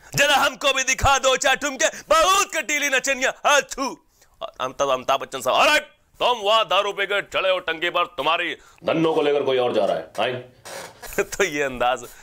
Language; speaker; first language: Hindi; native; Hindi